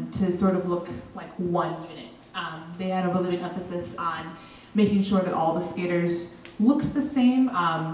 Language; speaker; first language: English; native; English